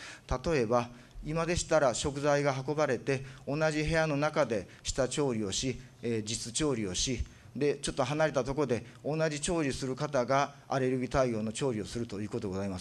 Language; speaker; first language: Japanese; native; Japanese